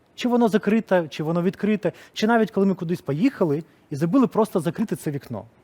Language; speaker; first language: Ukrainian; non-native, local second language; Russian